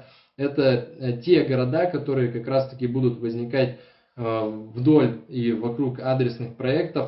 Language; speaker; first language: Russian; native; Russian